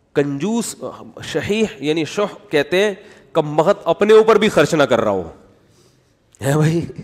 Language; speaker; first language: Urdu; native; Urdu